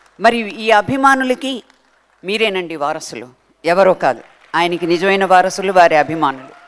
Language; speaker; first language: Telugu; native; Telugu